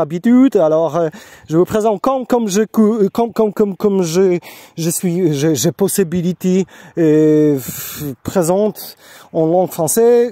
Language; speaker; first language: French; non-native, learner; Polish